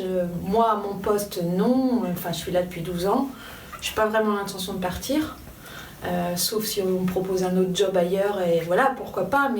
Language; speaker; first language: French; native; French